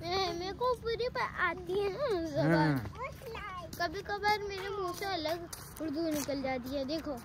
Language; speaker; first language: Hindi; native; Hindi